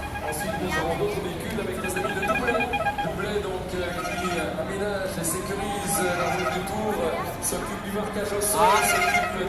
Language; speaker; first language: French; native; French